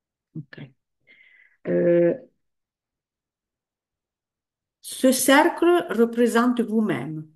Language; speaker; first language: French; non-native, fluent; Italian